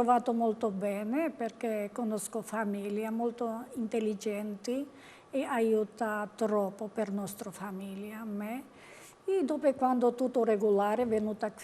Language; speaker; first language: Italian; non-native, learner; Georgian